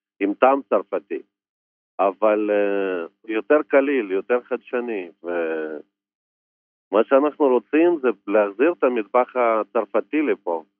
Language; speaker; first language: Hebrew; non-native, fluent; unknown